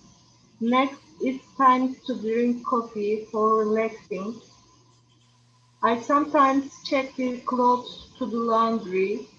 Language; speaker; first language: English; non-native, learner; Turkish